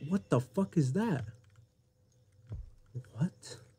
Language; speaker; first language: English; native; English